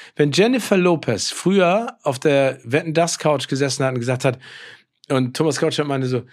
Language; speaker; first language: German; native; German